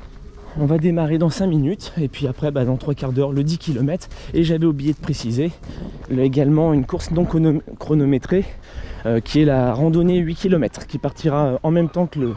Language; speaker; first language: French; native; French